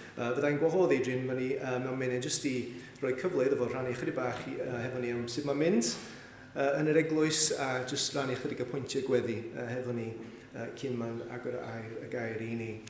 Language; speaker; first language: Welsh; native; Welsh